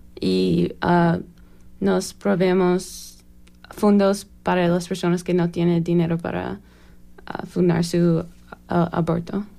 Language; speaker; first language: Spanish; non-native, learner; English